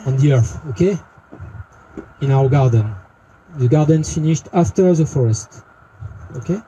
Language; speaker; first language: English; non-native, learner; French